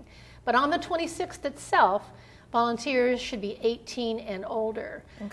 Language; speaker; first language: English; native; English